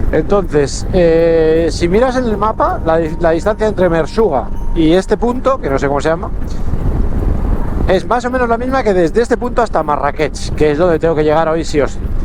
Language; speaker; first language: Spanish; native; Spanish